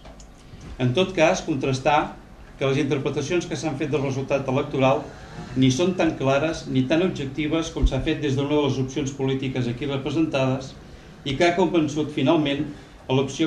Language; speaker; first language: Catalan; native; Catalan